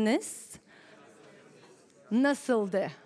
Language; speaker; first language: Turkish; non-native, fluent; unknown